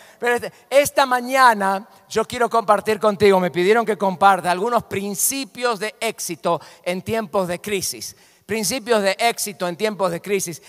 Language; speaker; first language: Spanish; native; Spanish